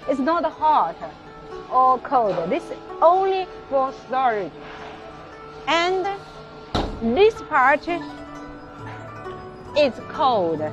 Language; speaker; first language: English; non-native, learner; Chinese